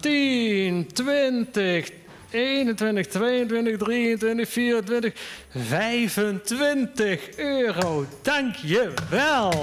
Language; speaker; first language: Dutch; native; Dutch